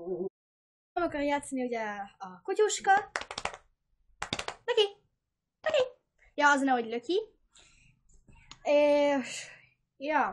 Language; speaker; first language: Hungarian; early bilingual, heritage; Hungarian